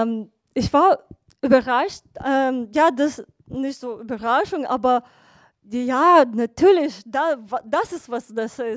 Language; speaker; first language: German; non-native, learner; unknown